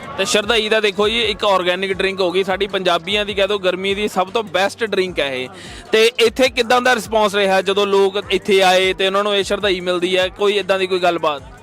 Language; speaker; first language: Punjabi; native; Punjabi